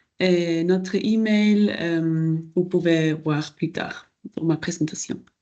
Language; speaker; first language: French; non-native, local second language; German